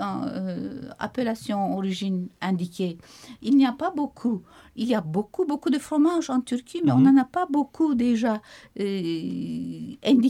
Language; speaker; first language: French; non-native, fluent; Turkish